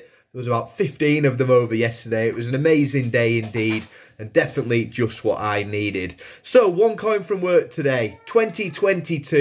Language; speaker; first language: English; native; English